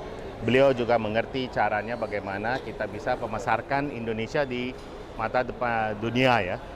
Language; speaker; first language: Indonesian; non-native, fluent; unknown